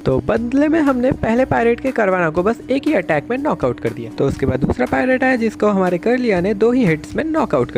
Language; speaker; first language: Hindi; native; Hindi